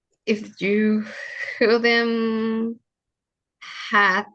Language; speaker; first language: English; non-native, learner; Spanish